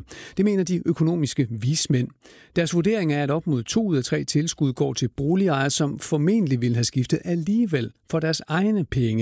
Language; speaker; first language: Danish; native; Danish